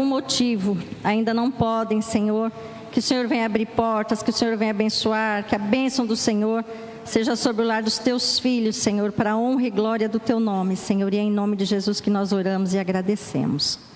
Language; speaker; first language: Portuguese; native; Portuguese